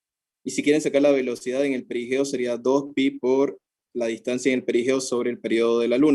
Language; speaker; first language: Spanish; native; Spanish